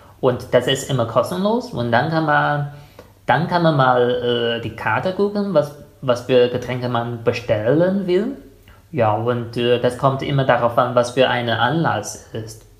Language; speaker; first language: German; non-native, fluent; Chinese